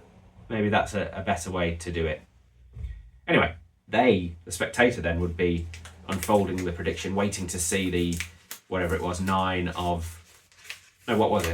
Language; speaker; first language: English; native; English